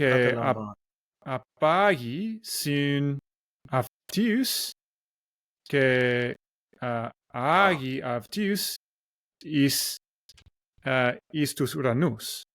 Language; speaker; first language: Greek; non-native, learner; English